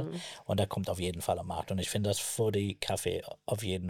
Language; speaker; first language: German; non-native, learner; English